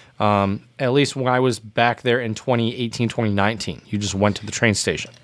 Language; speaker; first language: English; native; English